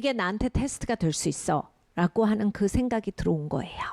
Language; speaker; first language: Korean; native; Korean